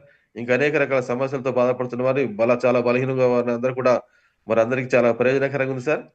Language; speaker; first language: Telugu; native; Telugu